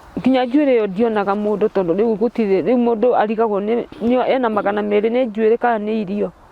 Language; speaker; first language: Kikuyu; non-native, local second language; Turkish